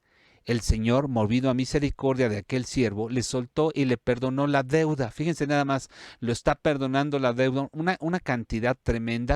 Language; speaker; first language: Spanish; native; Spanish